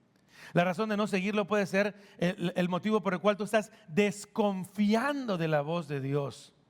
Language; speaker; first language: Spanish; native; Spanish